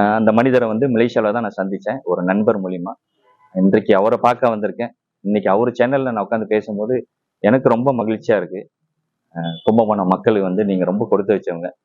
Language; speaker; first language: Tamil; non-native, local second language; Chinese